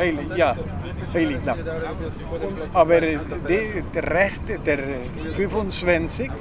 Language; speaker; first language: German; early bilingual, heritage; German